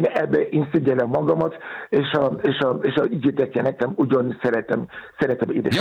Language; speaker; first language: Hungarian; non-native, fluent; Yoruba